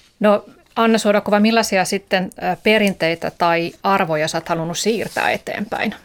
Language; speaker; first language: Finnish; native; Finnish